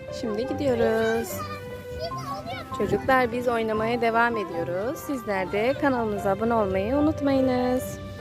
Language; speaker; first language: Turkish; native; Turkish